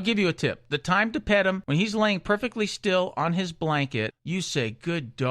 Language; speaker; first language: English; native; English